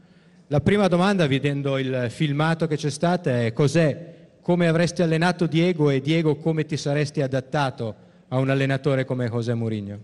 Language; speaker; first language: Italian; native; Italian